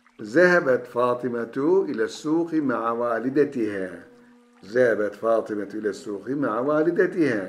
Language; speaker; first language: Arabic; non-native, fluent; Turkish